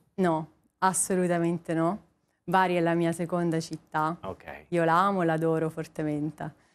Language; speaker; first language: Italian; native; Italian